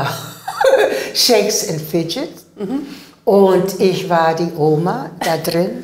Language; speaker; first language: German; non-native, learner; English